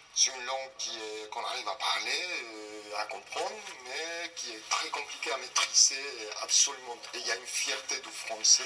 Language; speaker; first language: French; non-native, fluent; Spanish